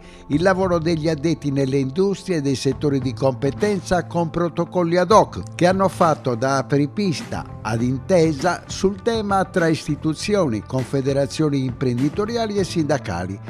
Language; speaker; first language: Italian; native; Italian